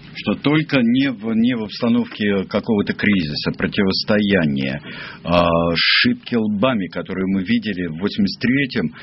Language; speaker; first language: Russian; native; Russian